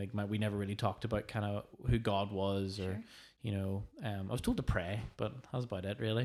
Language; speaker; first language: English; native; English